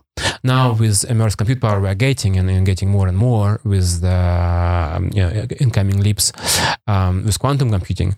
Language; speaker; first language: English; non-native, fluent; Russian